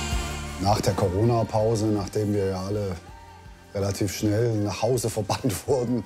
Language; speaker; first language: German; native; German